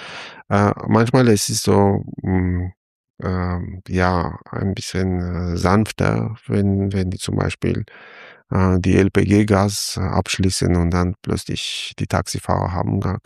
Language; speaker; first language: German; non-native, fluent; Armenian